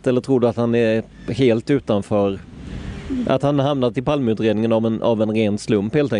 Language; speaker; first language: Swedish; native; Swedish